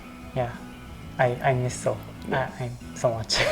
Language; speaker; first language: English; non-native, learner; Japanese